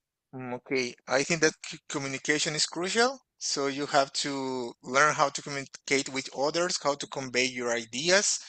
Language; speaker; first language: English; non-native, fluent; Portuguese